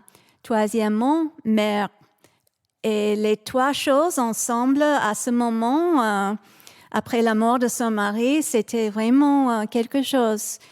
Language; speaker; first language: French; non-native, fluent; English